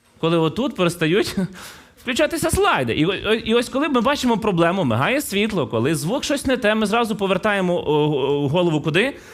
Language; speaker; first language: Ukrainian; non-native, local second language; Russian